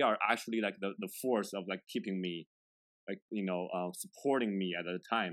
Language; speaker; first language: English; non-native, fluent; Chinese